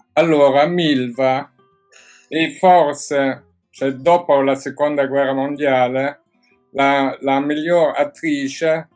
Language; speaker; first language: Italian; non-native, fluent; German